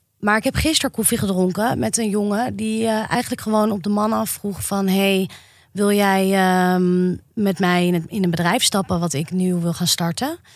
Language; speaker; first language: Dutch; native; Dutch